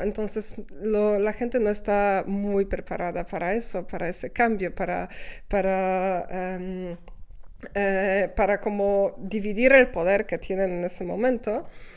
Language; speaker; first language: Spanish; non-native, fluent; Polish